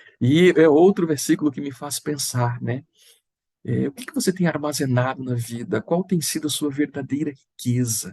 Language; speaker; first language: Portuguese; native; Portuguese